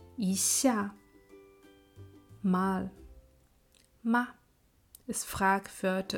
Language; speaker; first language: German; non-native, fluent; Chinese